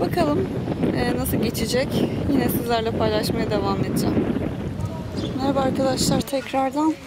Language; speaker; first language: Turkish; native; Turkish